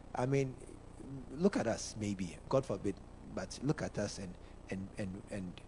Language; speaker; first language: English; non-native, local second language; Akan